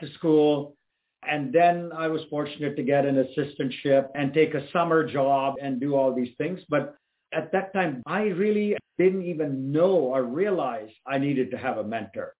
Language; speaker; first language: English; non-native, local second language; Tamil